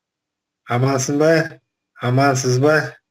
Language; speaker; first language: Kazakh; non-native, local second language; Russian